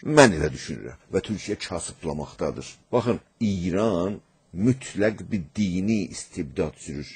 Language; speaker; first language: Azerbaijani; native; Azerbaijani